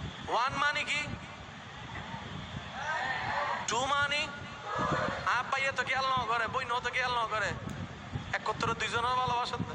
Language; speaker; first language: Bangla; non-native, local second language; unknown